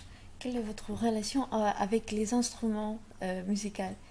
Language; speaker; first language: French; non-native, learner; Russian